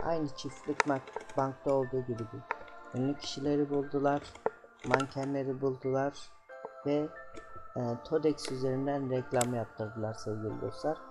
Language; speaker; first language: Turkish; native; Turkish